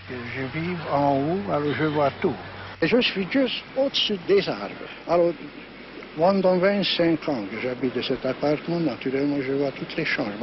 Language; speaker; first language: French; non-native, learner; Hungarian